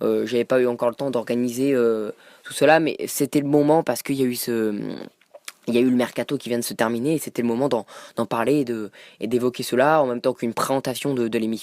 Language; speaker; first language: French; native; French